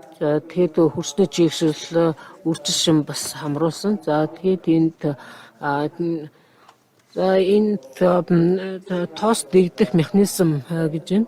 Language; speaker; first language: Mongolian; non-native, fluent; Japanese